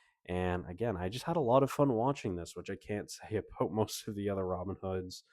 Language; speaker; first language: English; native; English